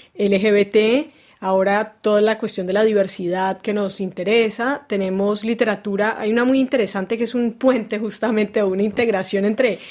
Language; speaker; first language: Spanish; native; Spanish